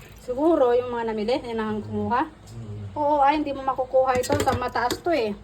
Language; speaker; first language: Filipino; non-native, local second language; Iloko